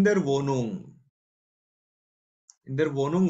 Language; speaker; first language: German; non-native, fluent; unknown